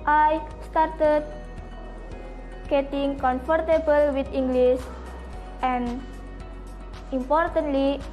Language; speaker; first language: English; non-native, learner; Indonesian